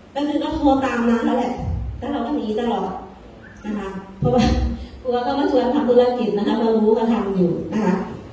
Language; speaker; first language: Thai; native; Thai